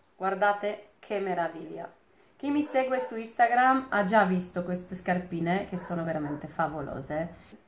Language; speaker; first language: Italian; non-native, fluent; Polish